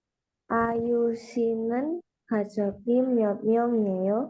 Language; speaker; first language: Korean; non-native, learner; Indonesian